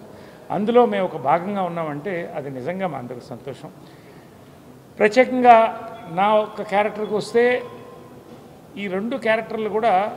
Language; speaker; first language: Telugu; native; Telugu